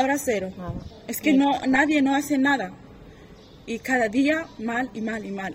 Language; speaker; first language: Spanish; non-native, learner; Persian